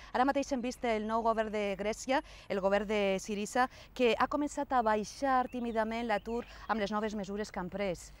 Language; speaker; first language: Catalan; native; Catalan